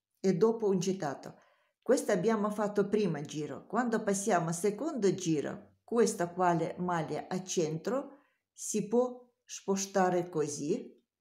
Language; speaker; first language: Italian; non-native, learner; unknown